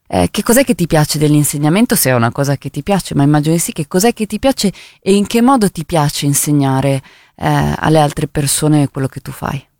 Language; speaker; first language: Italian; native; Italian